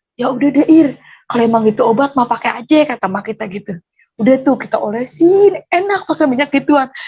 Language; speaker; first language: Indonesian; native; Indonesian